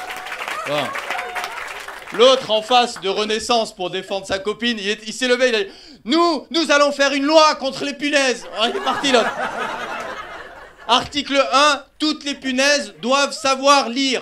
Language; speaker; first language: French; native; French